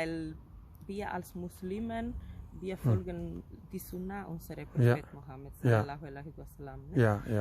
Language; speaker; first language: German; non-native, fluent; Spanish